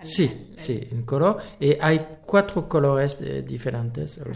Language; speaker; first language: Spanish; non-native, learner; French